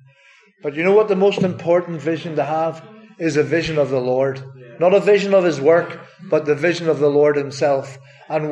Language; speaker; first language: English; native; English